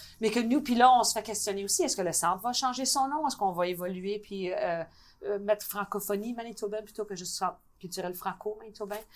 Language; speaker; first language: French; native; French